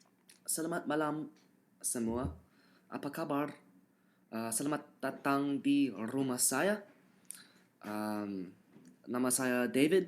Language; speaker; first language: Indonesian; non-native, learner; English